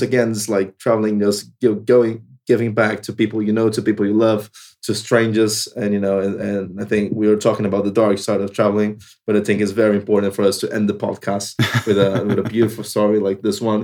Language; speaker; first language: English; non-native, fluent; Portuguese